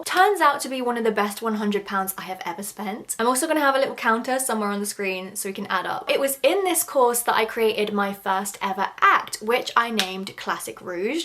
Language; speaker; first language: English; native; English